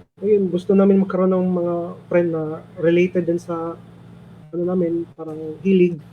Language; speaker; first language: Filipino; non-native, local second language; Cebuano